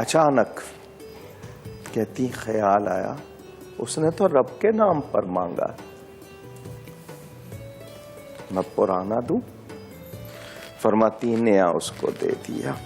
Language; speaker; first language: Urdu; native; Urdu